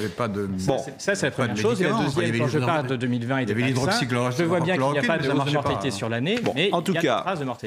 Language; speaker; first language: French; native; French